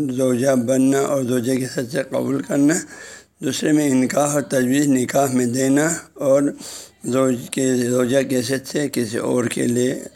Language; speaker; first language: Urdu; non-native, local second language; Balti